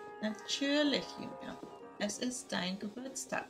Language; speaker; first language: German; non-native, learner; Spanish